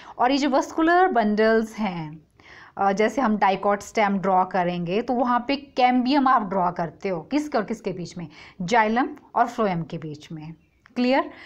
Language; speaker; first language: Hindi; native; Hindi